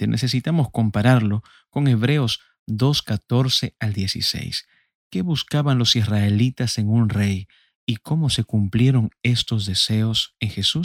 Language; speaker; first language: Spanish; native; Spanish